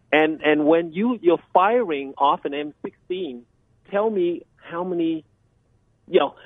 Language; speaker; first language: English; early bilingual, other home language; Vietnamese